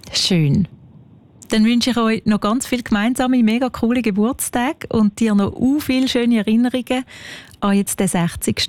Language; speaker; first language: German; native; German